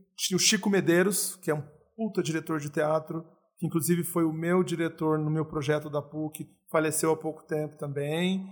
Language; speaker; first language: Portuguese; native; Portuguese